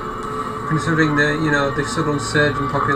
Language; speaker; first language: English; native; English